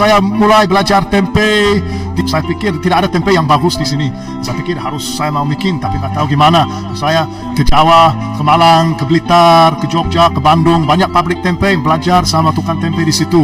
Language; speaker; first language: Indonesian; non-native, learner; English